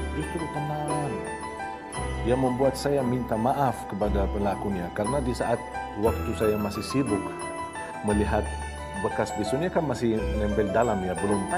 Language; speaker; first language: Indonesian; non-native, fluent; Arabic